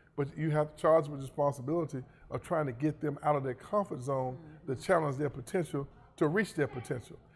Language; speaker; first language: English; native; English